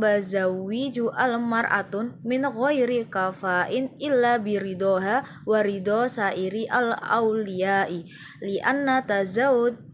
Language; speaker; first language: Arabic; non-native, learner; Indonesian